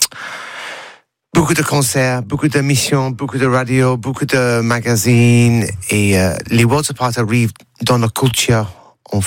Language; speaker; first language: French; non-native, learner; English